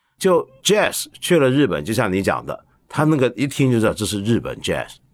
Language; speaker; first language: Chinese; non-native, local second language; Cantonese